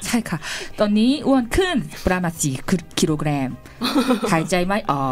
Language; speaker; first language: Thai; non-native, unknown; Korean